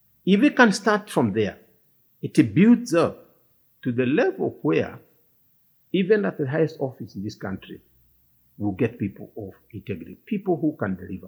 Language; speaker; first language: English; non-native, local second language; Kikuyu